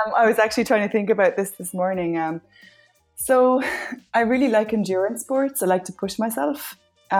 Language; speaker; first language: English; native; English